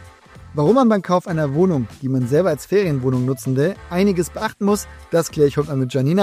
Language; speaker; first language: German; native; German